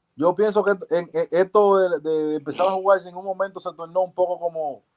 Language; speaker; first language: Spanish; native; Spanish